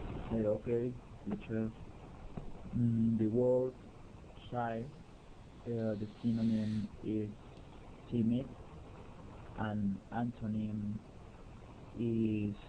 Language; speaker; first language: English; non-native, learner; Spanish